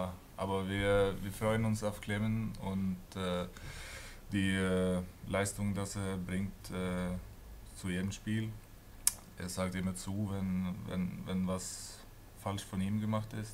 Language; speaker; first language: German; non-native, fluent; Norwegian